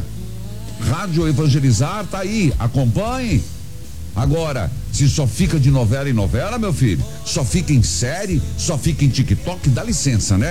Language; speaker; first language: Portuguese; native; Portuguese